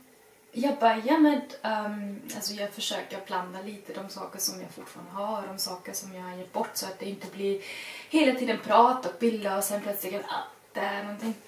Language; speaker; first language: Swedish; non-native, fluent; German